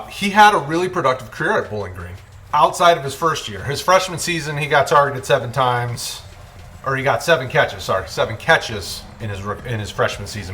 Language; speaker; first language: English; native; English